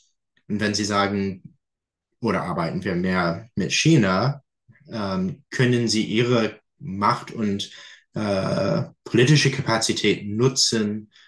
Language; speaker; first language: German; non-native, fluent; English